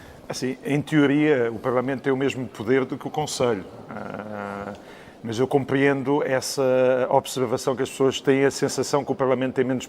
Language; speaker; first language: Portuguese; native; Portuguese